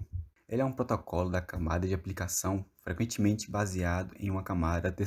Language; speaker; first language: Portuguese; native; Portuguese